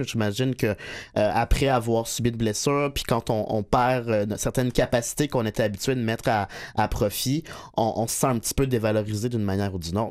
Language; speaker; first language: French; native; French